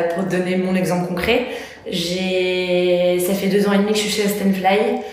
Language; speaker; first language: French; native; French